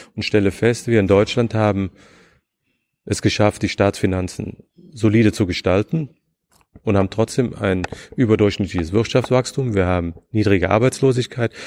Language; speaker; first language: German; native; German